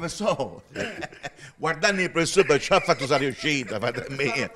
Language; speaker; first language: Italian; native; Italian